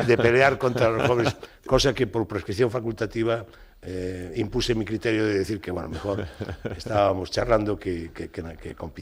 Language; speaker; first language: Spanish; native; Spanish